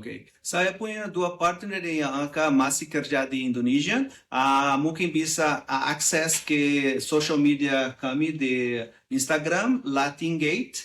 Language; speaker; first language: Indonesian; non-native, learner; Portuguese